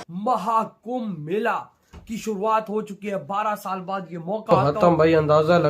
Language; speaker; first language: Hindi; native; Hindi